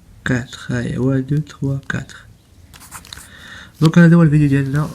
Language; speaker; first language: Arabic; native; Arabic